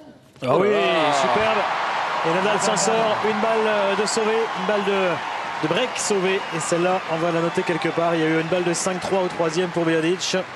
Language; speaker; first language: French; native; French